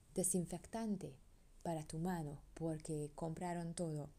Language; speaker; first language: Spanish; non-native, learner; Hungarian